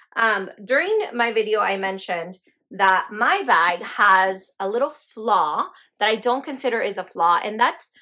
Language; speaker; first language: English; native; English